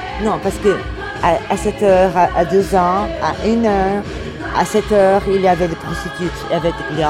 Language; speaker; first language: French; non-native, learner; Portuguese